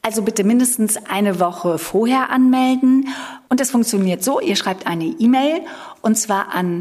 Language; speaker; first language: German; native; German